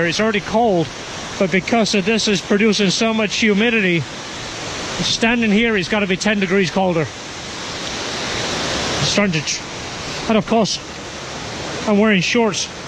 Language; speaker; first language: English; native; English